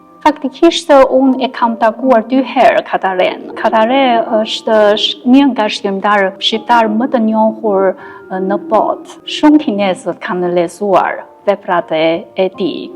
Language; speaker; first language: Albanian; non-native, fluent; Chinese